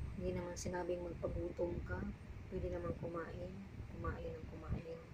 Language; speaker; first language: Filipino; non-native, local second language; Cebuano